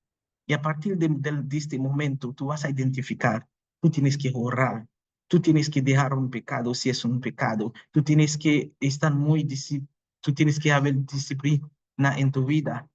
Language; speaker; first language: Spanish; non-native, fluent; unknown